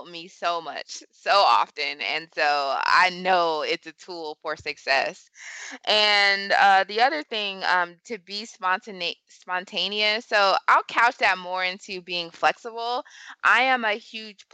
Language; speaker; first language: English; native; English